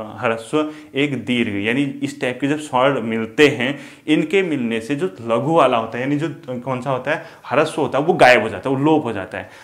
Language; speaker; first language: Hindi; native; Hindi